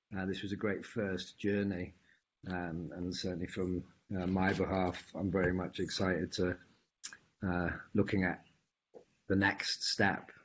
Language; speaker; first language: English; native; English